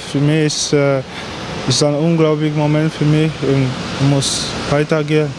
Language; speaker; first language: German; non-native, learner; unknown